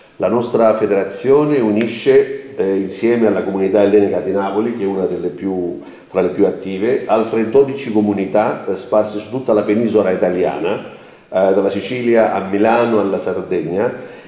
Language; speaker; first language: Italian; non-native, fluent; Greek